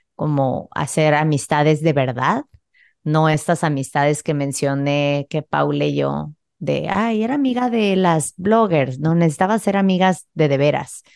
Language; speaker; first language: Spanish; native; Spanish